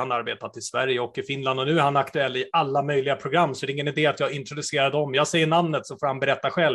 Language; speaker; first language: Swedish; native; Swedish